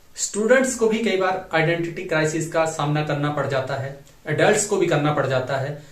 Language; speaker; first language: Hindi; native; Hindi